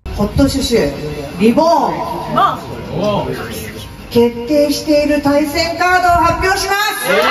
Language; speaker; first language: Japanese; native; Japanese